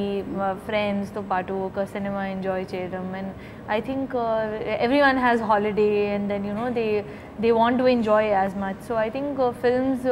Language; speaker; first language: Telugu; non-native, learner; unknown